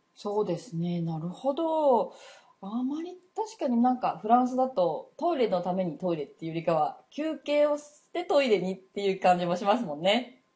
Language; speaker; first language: Japanese; native; Japanese